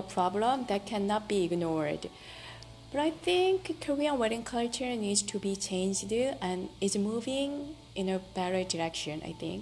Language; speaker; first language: English; non-native, fluent; Korean